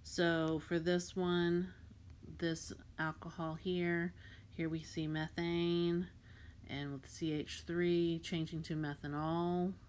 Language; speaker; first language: English; native; English